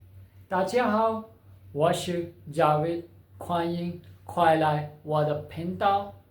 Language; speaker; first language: Chinese; non-native, fluent; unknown